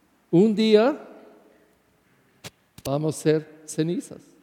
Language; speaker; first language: Spanish; non-native, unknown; English